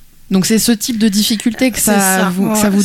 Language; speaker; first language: French; native; French